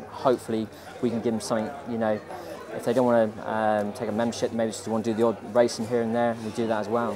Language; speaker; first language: English; native; English